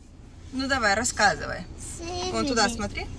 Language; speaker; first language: Russian; native; Russian